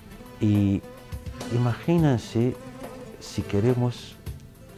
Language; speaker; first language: Spanish; non-native, fluent; Arabic